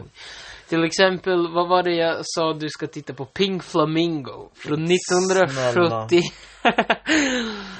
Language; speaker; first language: Swedish; non-native, local second language; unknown